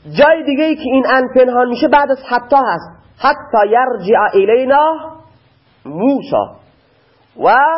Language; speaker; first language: Persian; non-native, local second language; Baluchi